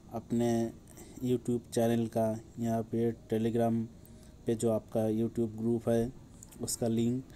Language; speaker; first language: Hindi; non-native, local second language; Bangla